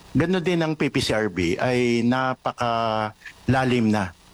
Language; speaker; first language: Filipino; non-native, local second language; Bikol